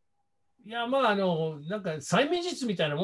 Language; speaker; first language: Japanese; non-native, fluent; English